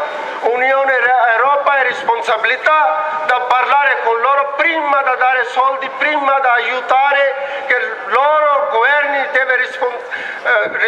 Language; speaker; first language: Italian; non-native, learner; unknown